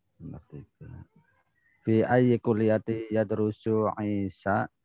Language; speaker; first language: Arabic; non-native, learner; Indonesian